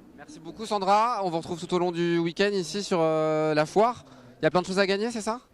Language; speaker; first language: French; native; French